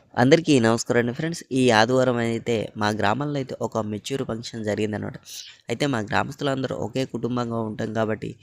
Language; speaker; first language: Telugu; native; Telugu